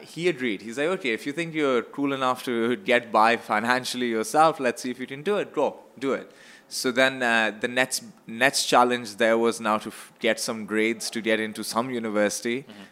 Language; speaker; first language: English; non-native, local second language; Urdu